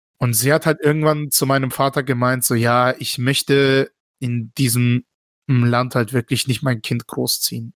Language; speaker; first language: German; early bilingual, other home language; Russian